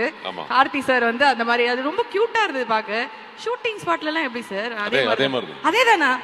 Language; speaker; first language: Tamil; native; Tamil